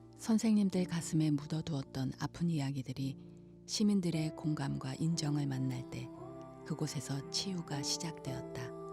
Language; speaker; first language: Korean; native; Korean